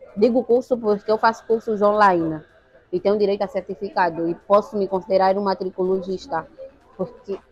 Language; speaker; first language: Portuguese; native; Portuguese